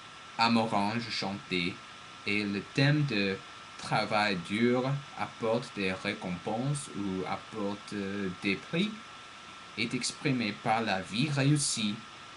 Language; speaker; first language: French; non-native, learner; English